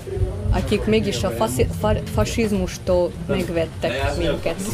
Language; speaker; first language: Hungarian; non-native, fluent; Russian